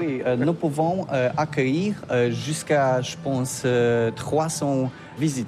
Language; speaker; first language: French; non-native, learner; Polish